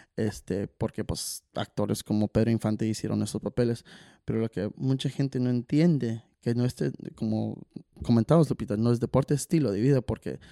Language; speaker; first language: Spanish; early bilingual, heritage; Spanish